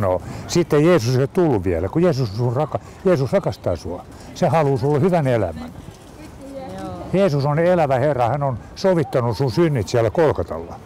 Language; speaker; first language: Finnish; native; Finnish